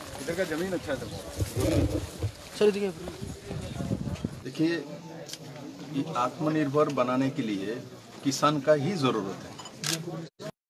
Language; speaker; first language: Hindi; non-native, local second language; Bangla